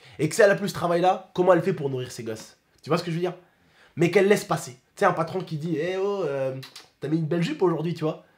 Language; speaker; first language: French; early bilingual, other home language; Arabic